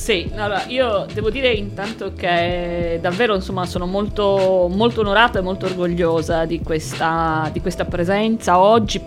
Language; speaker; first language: Italian; native; Italian